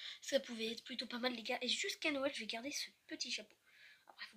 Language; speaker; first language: French; native; French